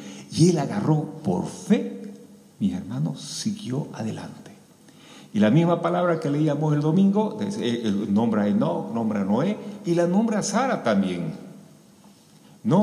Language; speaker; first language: Spanish; native; Spanish